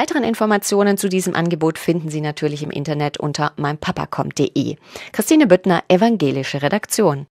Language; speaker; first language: German; native; German